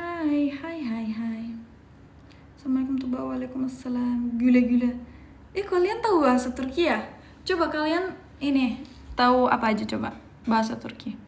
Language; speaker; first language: Indonesian; non-native, fluent; Turkish